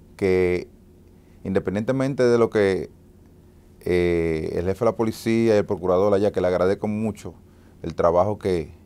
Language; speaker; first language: Spanish; native; Spanish